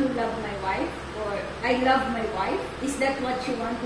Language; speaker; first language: English; non-native, local second language; Filipino